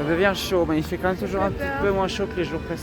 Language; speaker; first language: French; native; French